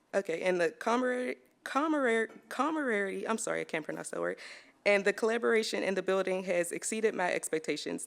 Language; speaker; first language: English; native; English